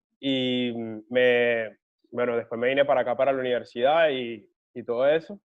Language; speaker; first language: Spanish; native; Spanish